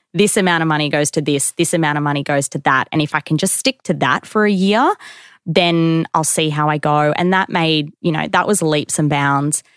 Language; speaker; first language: English; native; English